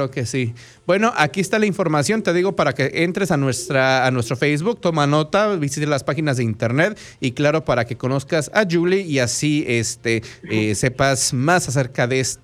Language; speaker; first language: Spanish; native; Spanish